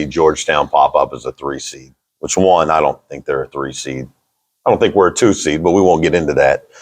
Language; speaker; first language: English; native; English